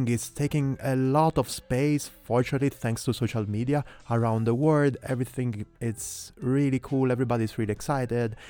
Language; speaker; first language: English; non-native, fluent; Italian